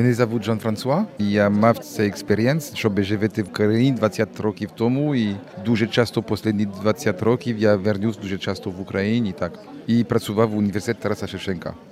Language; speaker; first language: Ukrainian; non-native, learner; French